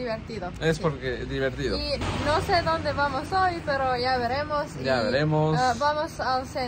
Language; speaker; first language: Spanish; non-native, learner; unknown